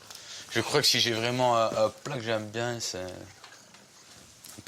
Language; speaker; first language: French; native; French